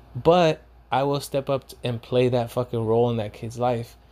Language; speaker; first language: English; early bilingual, other home language; Spanish